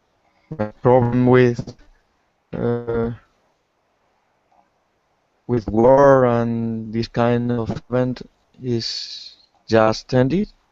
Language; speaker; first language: English; non-native, learner; Spanish